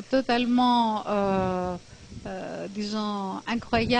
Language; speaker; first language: French; non-native, fluent; Greek